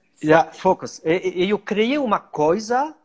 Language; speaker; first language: Portuguese; non-native, learner; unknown